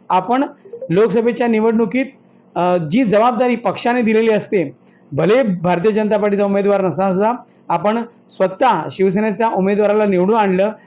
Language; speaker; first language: Marathi; native; Marathi